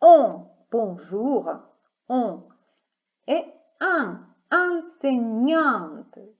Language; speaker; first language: French; non-native, fluent; Ukrainian